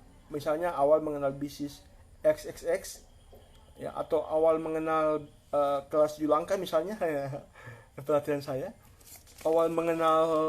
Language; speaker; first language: Indonesian; native; Indonesian